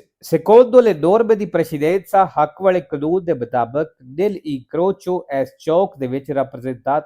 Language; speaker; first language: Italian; non-native, fluent; Punjabi